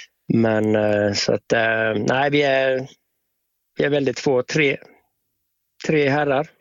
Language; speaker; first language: Swedish; native; Swedish